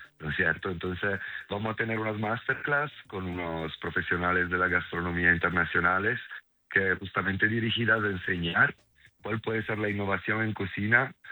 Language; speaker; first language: Spanish; non-native, fluent; Italian